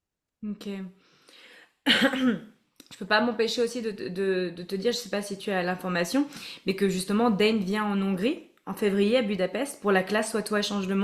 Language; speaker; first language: French; native; French